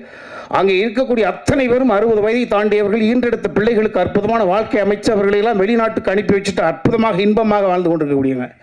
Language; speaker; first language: Tamil; native; Tamil